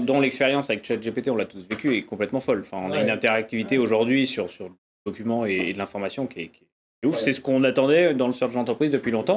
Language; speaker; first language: French; native; French